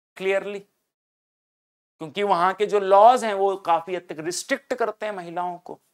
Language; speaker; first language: Hindi; native; Hindi